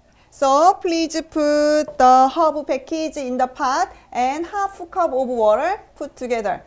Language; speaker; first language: English; non-native, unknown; Korean